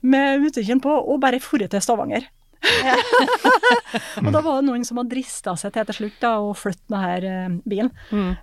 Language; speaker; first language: Norwegian; native; Norwegian